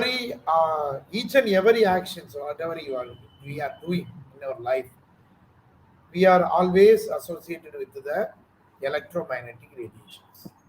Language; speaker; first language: English; non-native, local second language; Tamil